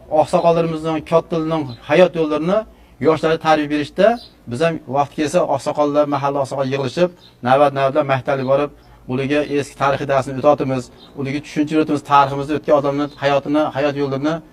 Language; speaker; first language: Uzbek; non-native, local second language; Uyghur